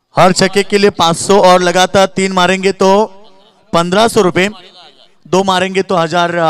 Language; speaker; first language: Hindi; non-native, local second language; Marathi